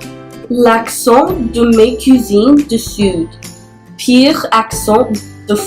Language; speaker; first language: French; non-native, learner; English